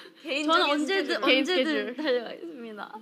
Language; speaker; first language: Korean; non-native, fluent; Thai